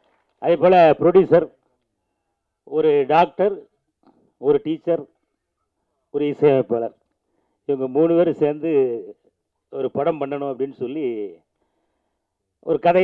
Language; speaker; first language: Tamil; native; Tamil